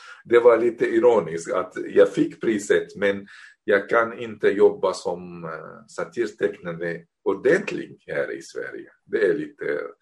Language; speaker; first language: Swedish; non-native, fluent; Arabic